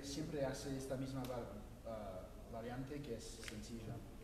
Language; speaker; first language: Spanish; native; Spanish